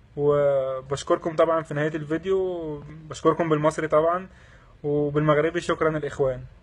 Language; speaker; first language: Egyptian Arabic; native; Egyptian Arabic